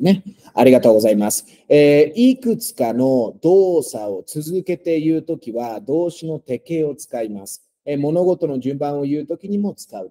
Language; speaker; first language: Japanese; non-native, fluent; Spanish